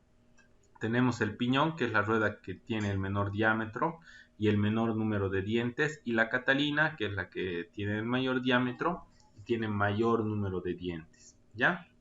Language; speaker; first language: Spanish; native; Spanish